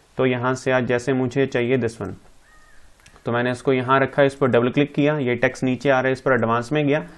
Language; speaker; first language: Hindi; non-native, local second language; Punjabi